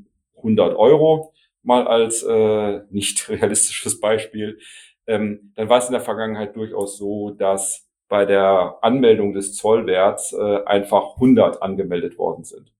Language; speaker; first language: German; native; German